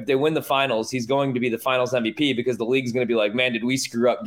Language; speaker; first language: English; native; English